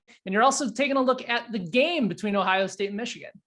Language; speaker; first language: English; native; English